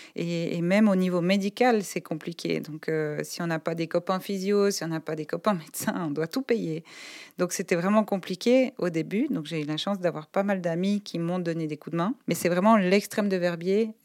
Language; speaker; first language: French; native; French